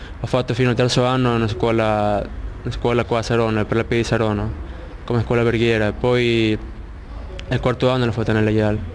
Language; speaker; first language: Italian; non-native, learner; Spanish